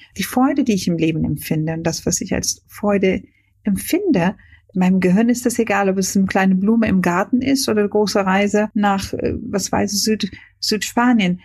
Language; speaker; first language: German; non-native, fluent; Hungarian